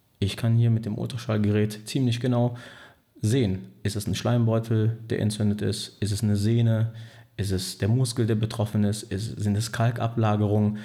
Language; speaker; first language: German; early bilingual, other home language; Turkish